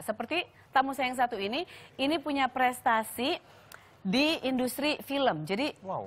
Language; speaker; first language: Indonesian; native; Indonesian